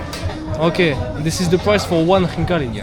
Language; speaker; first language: English; non-native, learner; French